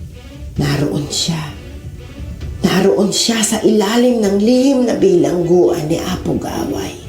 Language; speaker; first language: Filipino; native; Filipino